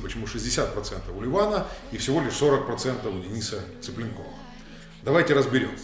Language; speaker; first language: Russian; native; Russian